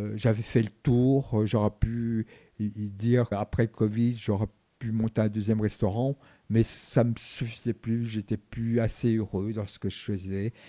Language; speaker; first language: French; early bilingual, other home language; Vietnamese